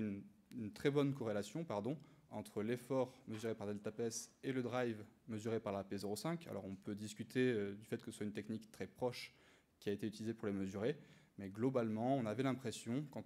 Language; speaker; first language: French; native; French